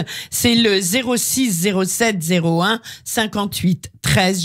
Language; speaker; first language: French; native; French